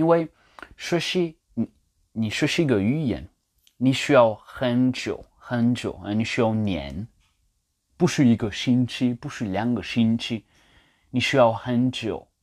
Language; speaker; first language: Chinese; non-native, learner; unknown